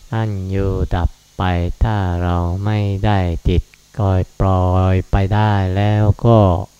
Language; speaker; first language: Thai; non-native, fluent; Japanese